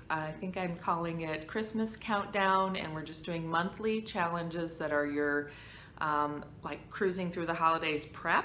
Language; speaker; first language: English; native; English